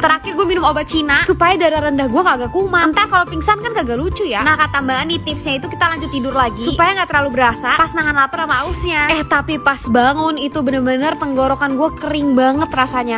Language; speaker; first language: Indonesian; native; Indonesian